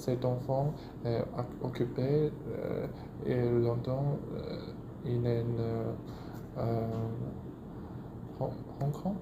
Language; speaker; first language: French; non-native, learner; Chinese